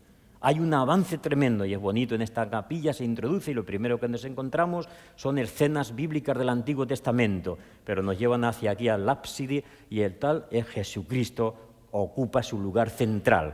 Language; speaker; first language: Spanish; native; Spanish